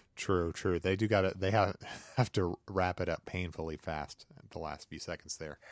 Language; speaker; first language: English; native; English